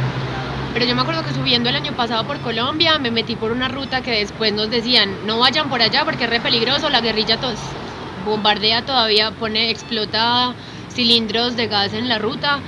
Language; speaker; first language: Spanish; native; Spanish